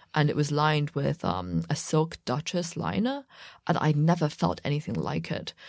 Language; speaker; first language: English; native; English